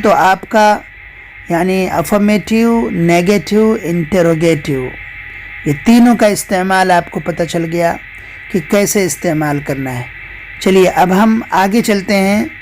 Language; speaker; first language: Urdu; native; Urdu